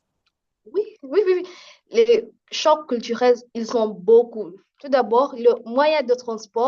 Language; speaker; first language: French; non-native, fluent; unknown